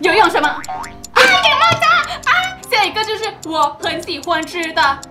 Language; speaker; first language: Chinese; non-native, learner; Thai